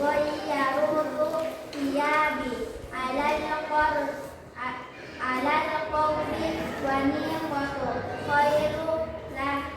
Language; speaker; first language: Arabic; non-native, learner; Indonesian